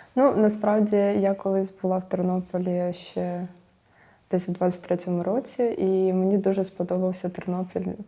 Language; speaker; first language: Ukrainian; native; Ukrainian